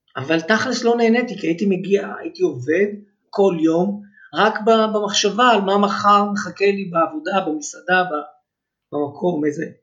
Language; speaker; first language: Hebrew; native; Hebrew